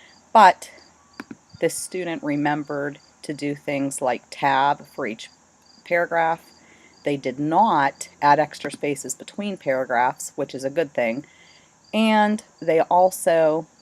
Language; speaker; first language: English; native; English